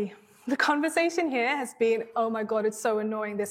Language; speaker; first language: English; non-native, local second language; Hindi